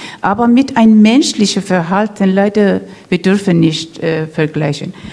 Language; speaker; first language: German; non-native, learner; Persian